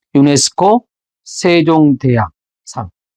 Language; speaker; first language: Korean; native; Korean